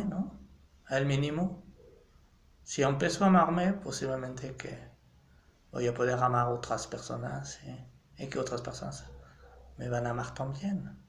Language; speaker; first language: Spanish; non-native, fluent; French